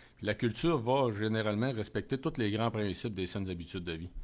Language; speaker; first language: French; native; French